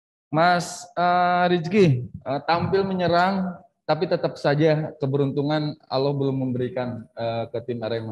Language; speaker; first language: Indonesian; native; Indonesian